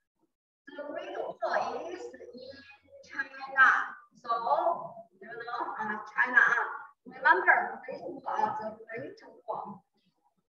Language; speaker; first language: English; non-native, learner; Chinese